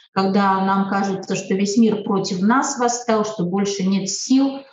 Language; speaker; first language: Russian; native; Russian